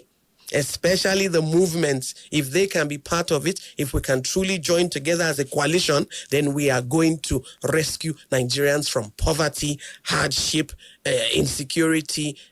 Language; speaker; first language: English; non-native, local second language; Yoruba